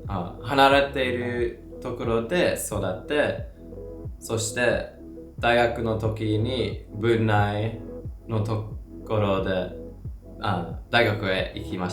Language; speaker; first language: Japanese; non-native, learner; English